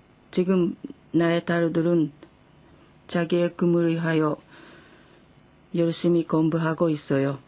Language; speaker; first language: Korean; non-native, fluent; Japanese